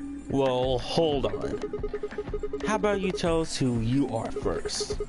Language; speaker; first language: English; native; English